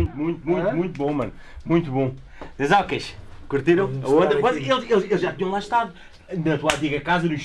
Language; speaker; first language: Portuguese; native; Portuguese